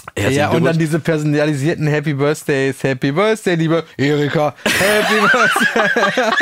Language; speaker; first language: German; native; German